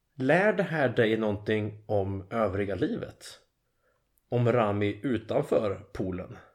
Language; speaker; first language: Swedish; native; Swedish